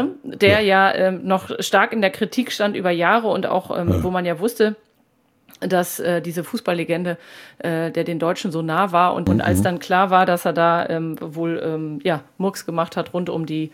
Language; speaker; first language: German; native; German